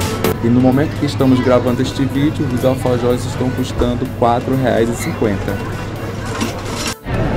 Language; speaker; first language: Portuguese; native; Portuguese